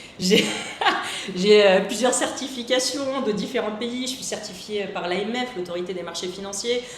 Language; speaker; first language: French; native; French